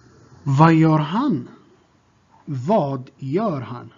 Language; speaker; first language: Swedish; non-native, fluent; Tigrinya